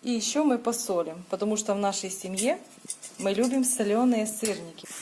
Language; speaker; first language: Russian; native; Russian